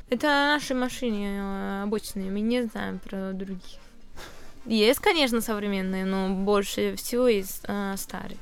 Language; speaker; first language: Russian; non-native, fluent; Spanish